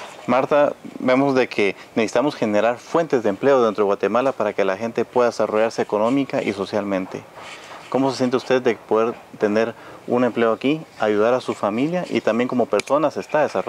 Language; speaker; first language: Spanish; native; Spanish